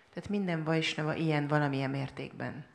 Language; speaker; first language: Hungarian; native; Hungarian